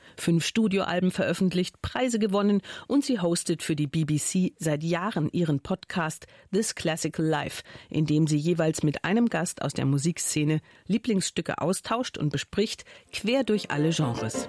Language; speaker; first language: German; native; German